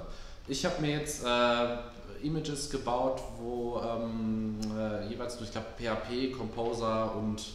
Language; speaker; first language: German; native; German